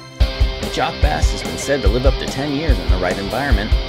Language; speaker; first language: English; native; English